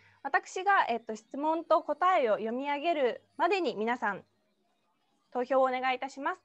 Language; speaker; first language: Japanese; native; Japanese